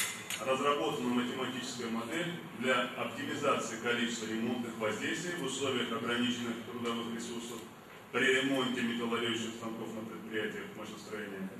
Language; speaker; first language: Russian; native; Russian